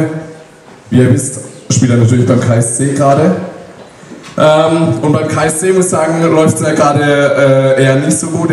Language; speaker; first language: German; native; German